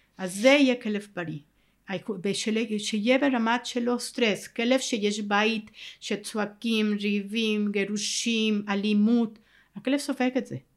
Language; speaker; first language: Hebrew; non-native, fluent; Spanish